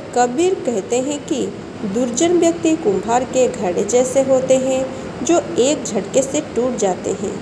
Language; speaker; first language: Hindi; non-native, local second language; Odia